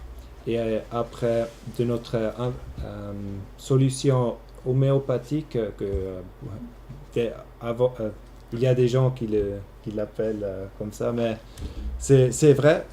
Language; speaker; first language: French; non-native, local second language; German